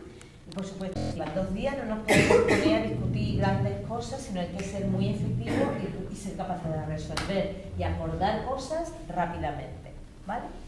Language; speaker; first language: Spanish; native; Spanish